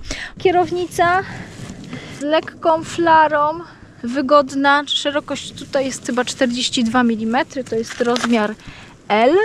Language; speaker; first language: Polish; native; Polish